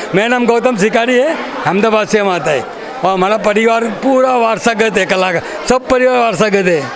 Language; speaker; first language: Hindi; non-native, local second language; Gujarati